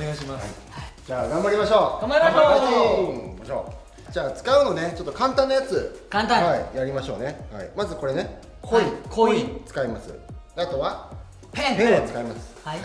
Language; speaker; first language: Japanese; non-native, learner; Korean